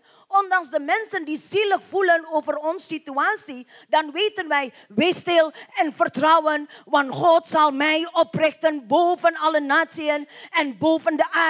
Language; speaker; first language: Dutch; non-native, learner; Indonesian